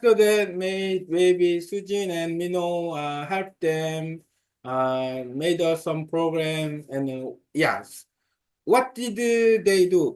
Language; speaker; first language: English; non-native, learner; Korean